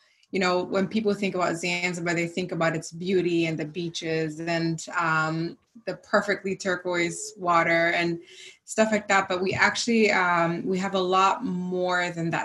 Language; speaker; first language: English; non-native, local second language; Swahili